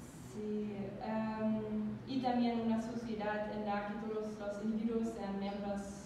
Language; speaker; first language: Spanish; non-native, learner; German